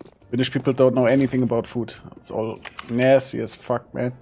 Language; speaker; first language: English; non-native, fluent; German